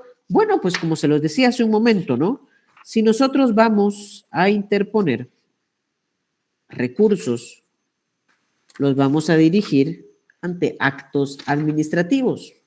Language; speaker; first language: Spanish; native; Spanish